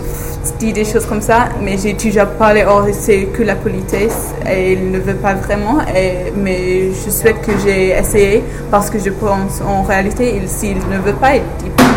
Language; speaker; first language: French; non-native, learner; English